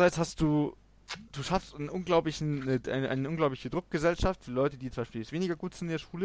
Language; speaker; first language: German; native; German